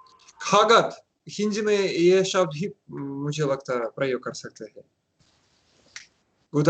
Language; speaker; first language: Hindi; non-native, learner; Russian